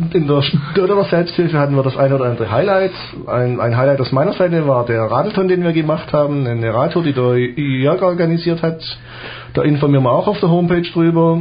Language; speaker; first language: German; native; German